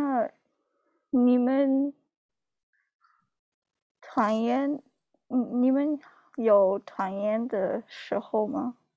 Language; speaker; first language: Chinese; non-native, learner; English